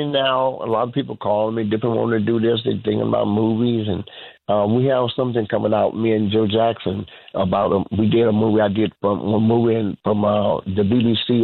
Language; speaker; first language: English; native; English